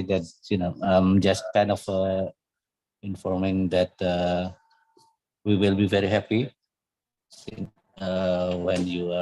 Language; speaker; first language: English; non-native, fluent; Indonesian